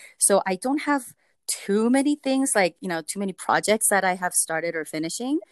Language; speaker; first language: English; early bilingual, other home language; Korean